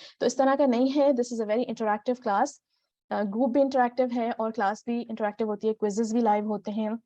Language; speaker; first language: Urdu; native; Urdu